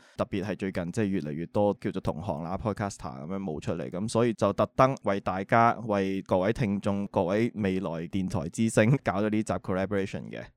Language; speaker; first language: Cantonese; native; Cantonese